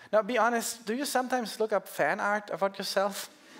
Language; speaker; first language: English; non-native, fluent; German